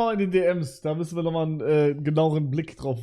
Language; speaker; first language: German; native; German